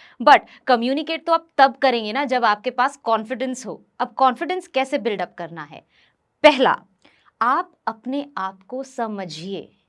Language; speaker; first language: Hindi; non-native, local second language; Bhojpuri